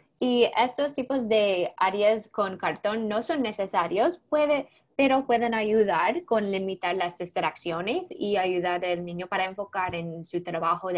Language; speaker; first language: Spanish; non-native, learner; English